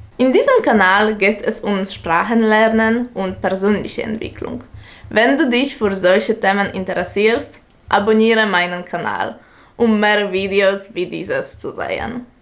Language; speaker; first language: German; non-native, fluent; Polish